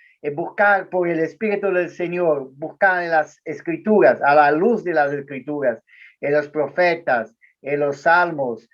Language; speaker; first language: Spanish; non-native, learner; Portuguese